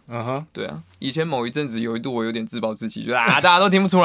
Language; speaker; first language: Chinese; native; Chinese